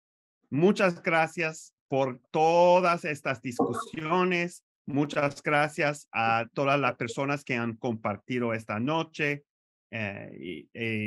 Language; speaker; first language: Spanish; non-native, fluent; French